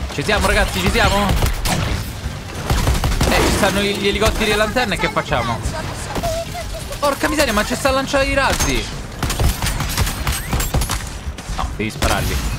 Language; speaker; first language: Italian; native; Italian